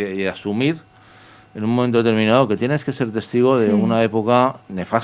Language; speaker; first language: Spanish; native; Spanish